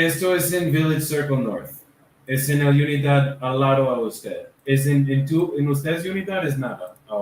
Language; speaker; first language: Spanish; non-native, learner; English